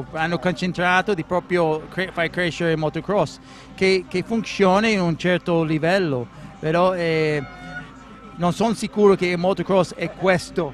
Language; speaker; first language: Italian; non-native, fluent; English